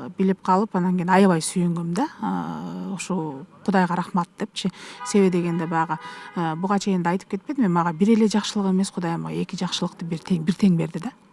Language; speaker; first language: Kyrgyz; native; Kyrgyz